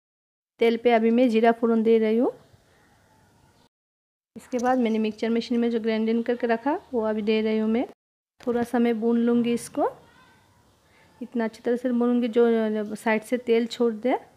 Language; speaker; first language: Hindi; non-native, local second language; Bangla